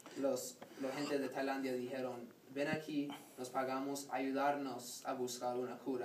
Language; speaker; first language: Spanish; non-native, learner; English